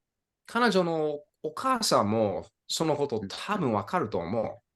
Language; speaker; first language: Japanese; non-native, fluent; English